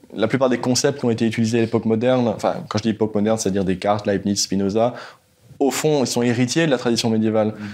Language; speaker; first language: French; native; French